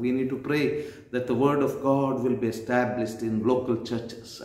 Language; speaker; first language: English; non-native, local second language; Kannada